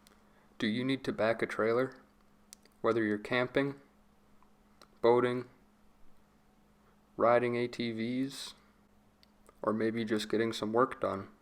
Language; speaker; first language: English; native; English